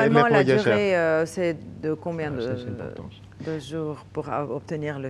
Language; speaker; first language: French; non-native, local second language; Arabic